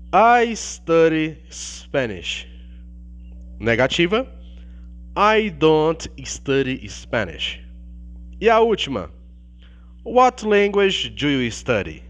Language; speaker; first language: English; non-native, learner; Portuguese